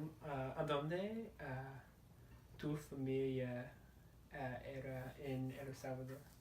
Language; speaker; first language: Spanish; non-native, learner; English